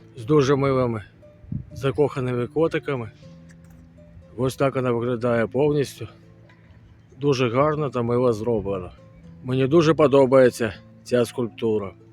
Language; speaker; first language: Ukrainian; native; Ukrainian